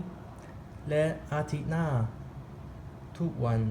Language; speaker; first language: Thai; non-native, learner; English